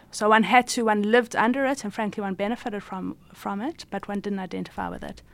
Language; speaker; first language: English; native; English